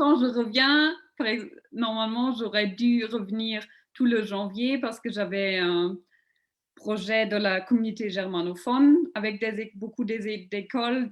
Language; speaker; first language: French; non-native, local second language; German